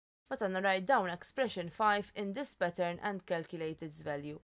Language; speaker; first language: English; non-native, local second language; Maltese